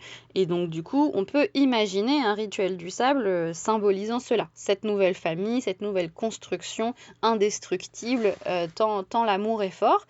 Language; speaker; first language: French; native; French